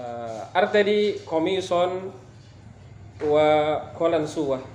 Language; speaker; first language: Arabic; non-native, learner; Indonesian